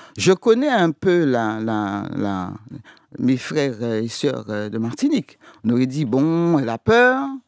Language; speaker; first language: French; native; French